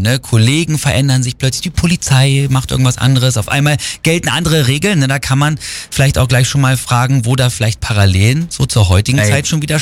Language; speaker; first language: German; native; German